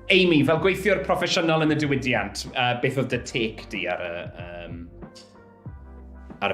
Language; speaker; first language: Welsh; native; Welsh